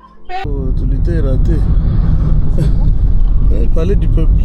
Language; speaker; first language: French; non-native, local second language; Swahili